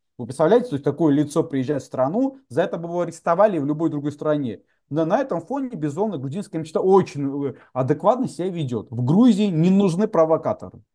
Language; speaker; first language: Russian; non-native, local second language; Georgian